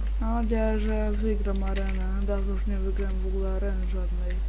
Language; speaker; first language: Polish; native; Polish